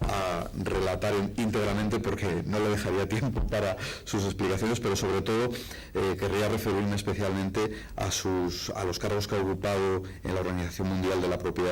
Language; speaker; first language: Spanish; native; Spanish